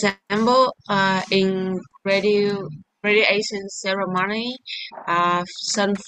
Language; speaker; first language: English; non-native, learner; Vietnamese